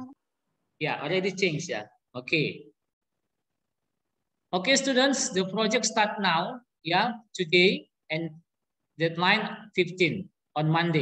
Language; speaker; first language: English; non-native, learner; Indonesian